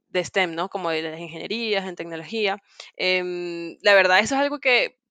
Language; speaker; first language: Spanish; native; Spanish